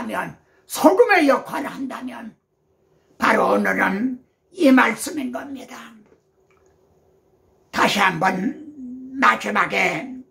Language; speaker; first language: Korean; native; Korean